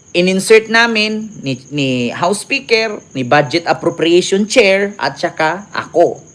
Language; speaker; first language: Filipino; native; Filipino